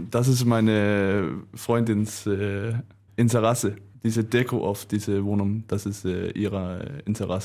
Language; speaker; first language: German; non-native, learner; Danish